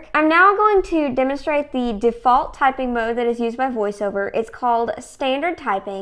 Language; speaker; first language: English; native; English